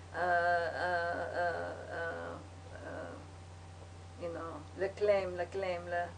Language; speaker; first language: French; non-native, learner; English